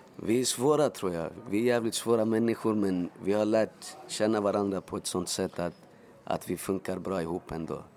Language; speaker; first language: Swedish; early bilingual, other home language; Spanish